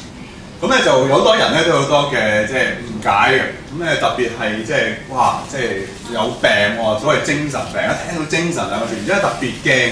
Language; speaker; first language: Cantonese; native; Cantonese